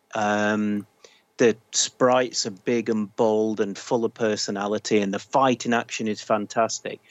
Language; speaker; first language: English; native; English